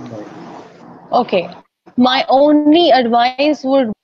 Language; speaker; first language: English; non-native, local second language; Odia